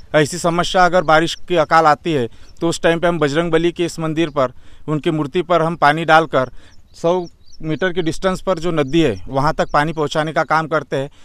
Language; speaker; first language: Hindi; non-native, local second language; Marathi